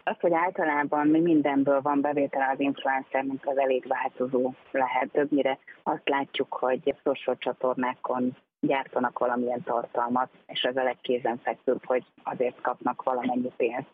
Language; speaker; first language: Hungarian; native; Hungarian